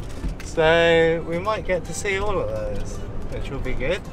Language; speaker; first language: English; native; English